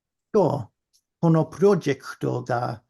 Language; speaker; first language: Japanese; non-native, learner; English